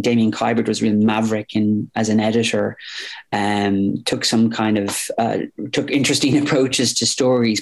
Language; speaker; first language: English; native; English